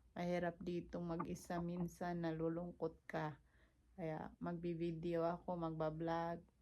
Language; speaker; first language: Filipino; non-native, local second language; Cebuano